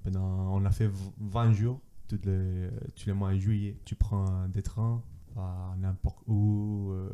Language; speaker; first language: French; non-native, fluent; Spanish